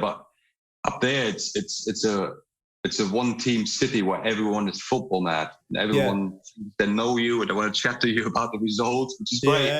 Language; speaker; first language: English; non-native, fluent; German